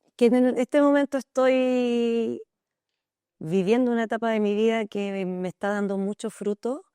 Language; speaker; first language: Spanish; early bilingual, other home language; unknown